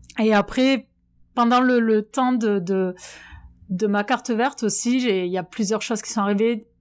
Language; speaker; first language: French; native; French